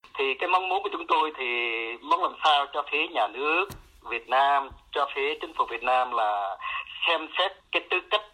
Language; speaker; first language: Vietnamese; non-native, local second language; Eastern Cham